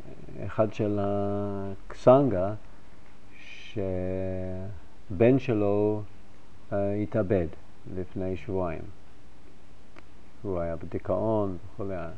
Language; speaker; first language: Hebrew; non-native, fluent; English